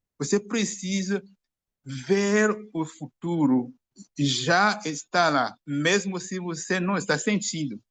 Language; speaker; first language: Portuguese; non-native, fluent; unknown